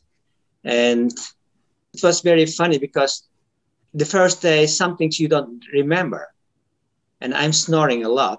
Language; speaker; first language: English; non-native, fluent; Turkish